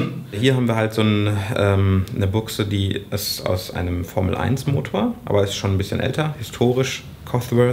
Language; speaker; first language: German; native; German